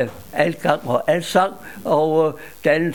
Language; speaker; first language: Danish; native; Danish